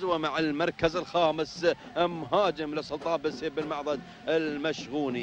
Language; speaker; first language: Arabic; native; Arabic